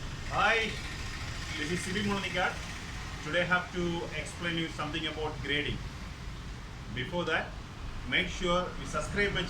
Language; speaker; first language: English; non-native, local second language; Malayalam